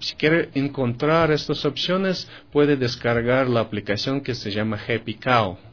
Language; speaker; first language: Spanish; non-native, fluent; Russian